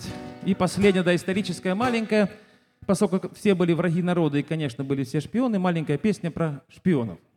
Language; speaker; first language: Russian; native; Russian